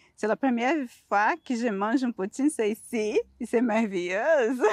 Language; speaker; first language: French; non-native, learner; Portuguese